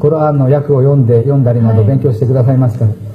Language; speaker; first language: Japanese; native; Japanese